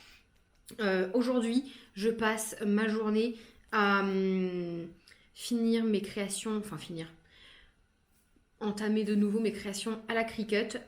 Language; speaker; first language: French; native; French